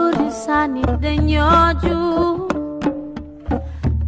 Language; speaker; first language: English; non-native, fluent; Wolof